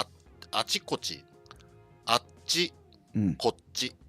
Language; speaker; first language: Japanese; non-native, learner; English